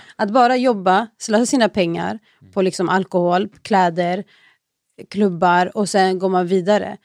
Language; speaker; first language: Swedish; early bilingual, other home language; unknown